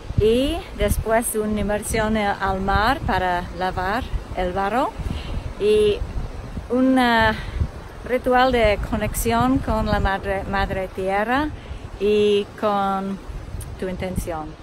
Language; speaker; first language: Spanish; non-native, fluent; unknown